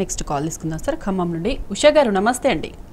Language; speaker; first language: Telugu; native; Telugu